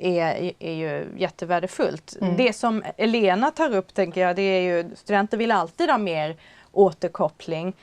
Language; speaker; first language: Swedish; native; Swedish